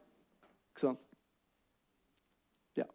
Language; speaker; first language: Norwegian; non-native, fluent; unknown